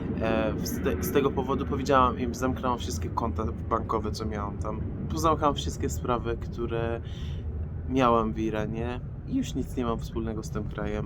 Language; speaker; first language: Polish; non-native, fluent; Persian